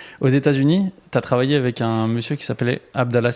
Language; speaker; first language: French; native; French